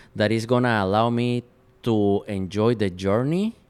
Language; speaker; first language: English; non-native, fluent; Spanish